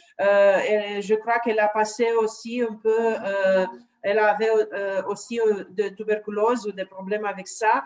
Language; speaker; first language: French; non-native, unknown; Romanian